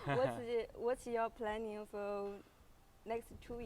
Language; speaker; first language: English; non-native, learner; Chinese